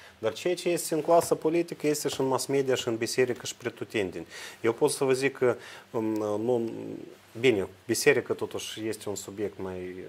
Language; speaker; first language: Romanian; native; Romanian